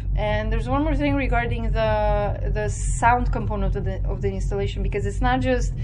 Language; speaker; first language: English; non-native, fluent; Romanian